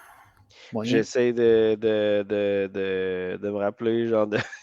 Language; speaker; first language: French; native; French